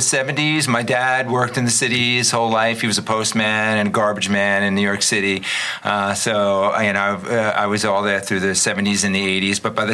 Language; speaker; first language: English; native; English